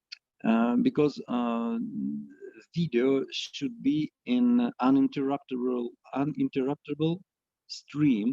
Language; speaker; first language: English; non-native, fluent; Russian